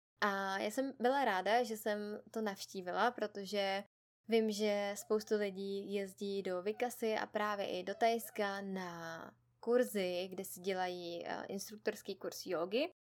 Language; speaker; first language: Czech; native; Czech